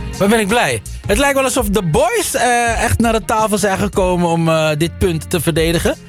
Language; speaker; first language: Dutch; native; Dutch